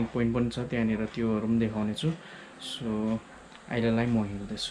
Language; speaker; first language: Nepali; native; Nepali